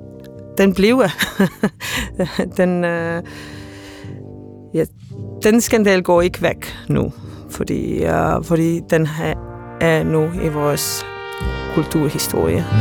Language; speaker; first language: Danish; non-native, fluent; Estonian